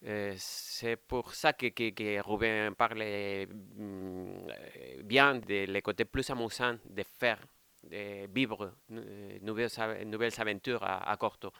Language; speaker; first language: French; non-native, fluent; Spanish